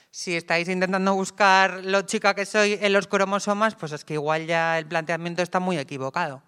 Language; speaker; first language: Spanish; native; Spanish